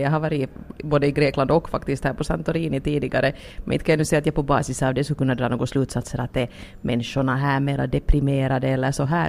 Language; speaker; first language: Swedish; native; Swedish